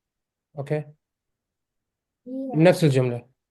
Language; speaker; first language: Arabic; non-native, fluent; English